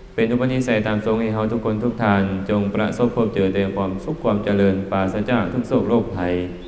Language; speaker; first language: Thai; non-native, local second language; Northeastern Thai